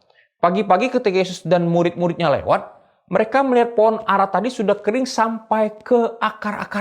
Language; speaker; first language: Indonesian; native; Indonesian